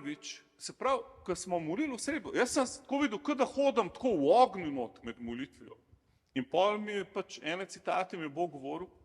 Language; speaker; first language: Slovenian; native; Slovenian